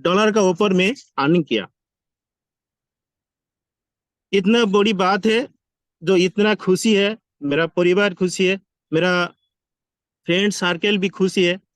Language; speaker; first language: Hindi; non-native, learner; Bangla